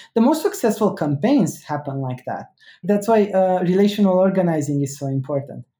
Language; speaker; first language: English; non-native, fluent; Romanian